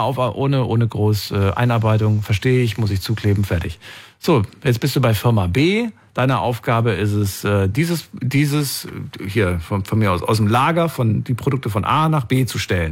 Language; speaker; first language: German; native; German